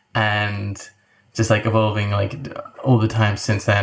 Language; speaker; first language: English; native; English